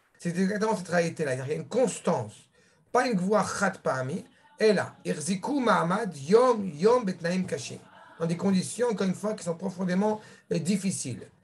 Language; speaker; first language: French; native; French